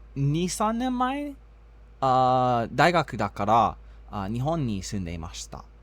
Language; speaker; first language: Japanese; non-native, learner; English